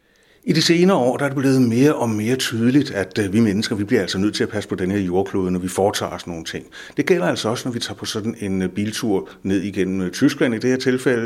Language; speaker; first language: Danish; native; Danish